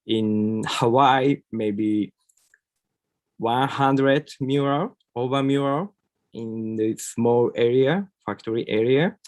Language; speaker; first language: English; non-native, learner; Japanese